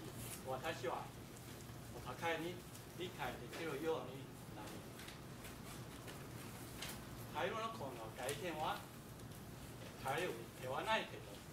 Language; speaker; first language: Japanese; non-native, fluent; Chinese